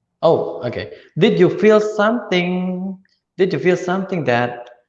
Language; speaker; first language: English; non-native, learner; Khmer